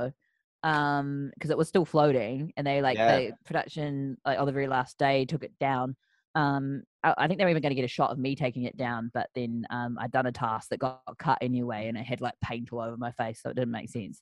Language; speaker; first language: English; native; English